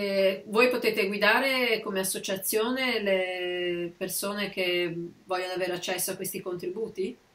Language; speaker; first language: Italian; native; Italian